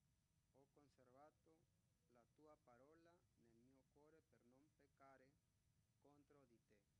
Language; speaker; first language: Italian; non-native, fluent; Spanish